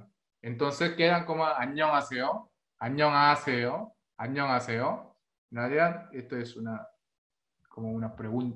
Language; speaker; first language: Spanish; non-native, fluent; Korean